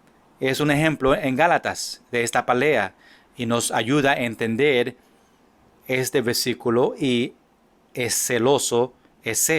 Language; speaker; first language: Spanish; non-native, fluent; English